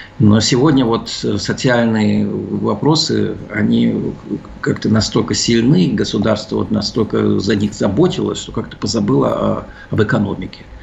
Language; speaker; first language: Russian; early bilingual, heritage; Russian